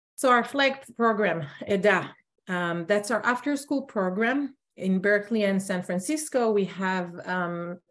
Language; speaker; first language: English; non-native, fluent; Hebrew